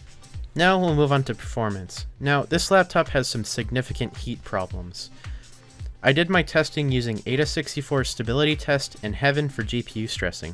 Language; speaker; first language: English; native; English